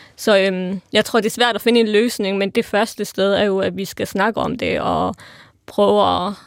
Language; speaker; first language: Danish; native; Danish